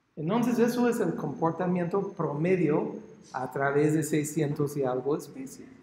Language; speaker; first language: Spanish; non-native, fluent; English